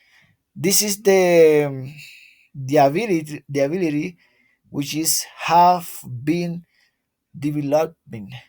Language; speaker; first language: English; non-native, learner; Spanish